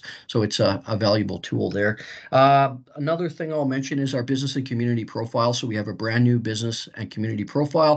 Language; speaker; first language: English; native; English